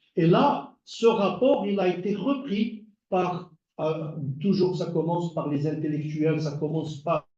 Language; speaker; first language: French; non-native, local second language; Arabic